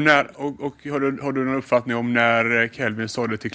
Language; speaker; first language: Swedish; native; Swedish